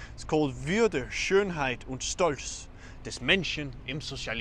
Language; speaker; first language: German; non-native, learner; English